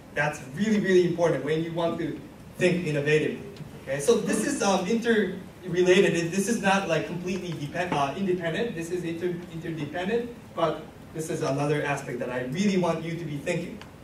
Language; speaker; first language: English; non-native, fluent; Japanese